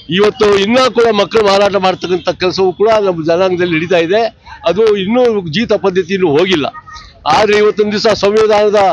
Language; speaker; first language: Kannada; non-native, local second language; Lambadi